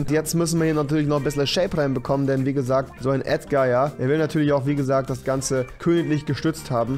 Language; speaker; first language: German; native; German